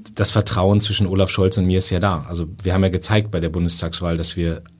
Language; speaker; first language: German; native; German